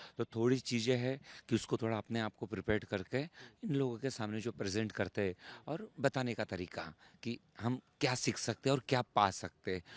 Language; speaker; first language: Hindi; native; Hindi